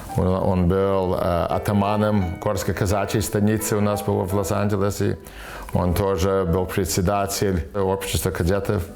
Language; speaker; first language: Russian; early bilingual, heritage; Russian